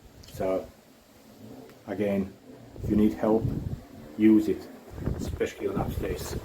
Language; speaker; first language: English; non-native, fluent; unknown